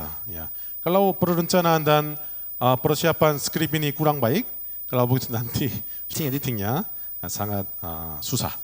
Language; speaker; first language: Indonesian; non-native, learner; Korean